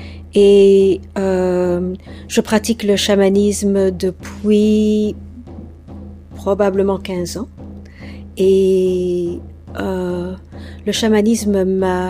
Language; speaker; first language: French; non-native, fluent; English